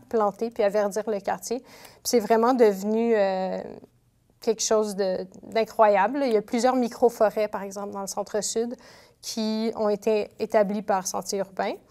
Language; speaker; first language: French; native; French